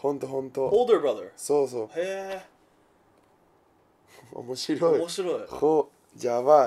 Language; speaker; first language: Japanese; non-native, learner; Spanish